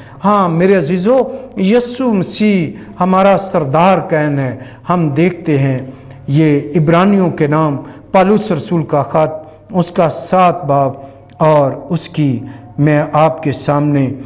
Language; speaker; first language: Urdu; non-native, local second language; Punjabi